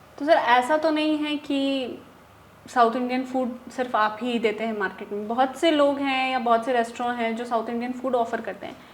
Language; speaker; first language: Hindi; native; Hindi